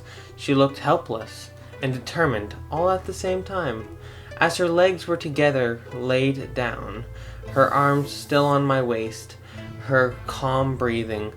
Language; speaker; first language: English; native; English